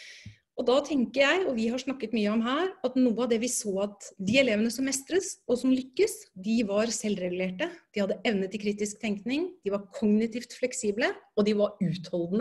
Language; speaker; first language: Norwegian; native; Norwegian